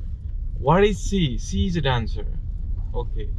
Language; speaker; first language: English; non-native, fluent; Nepali